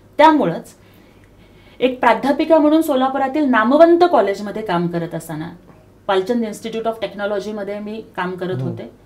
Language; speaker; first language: Marathi; non-native, local second language; Telugu